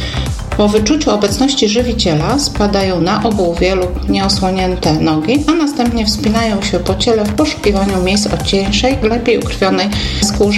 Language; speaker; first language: Polish; native; Polish